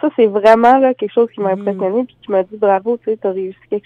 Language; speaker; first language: French; native; French